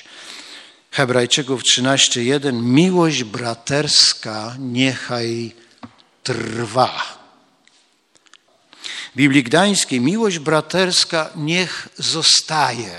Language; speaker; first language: Polish; native; Polish